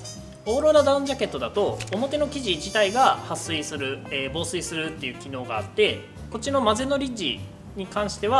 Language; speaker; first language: Japanese; native; Japanese